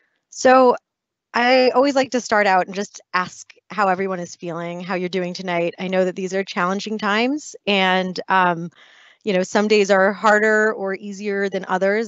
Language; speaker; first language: English; native; English